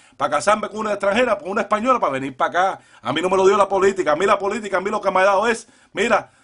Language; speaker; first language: Spanish; native; Spanish